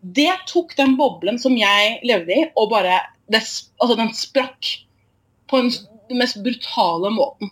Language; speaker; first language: Norwegian; native; Norwegian